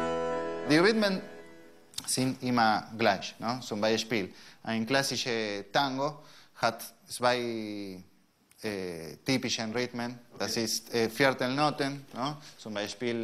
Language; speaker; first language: German; non-native, learner; Spanish